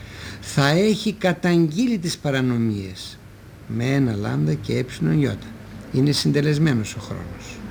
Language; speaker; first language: Greek; native; Greek